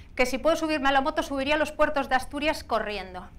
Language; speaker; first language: Spanish; native; Spanish